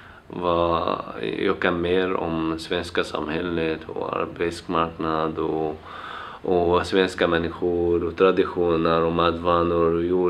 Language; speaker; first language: Swedish; non-native, learner; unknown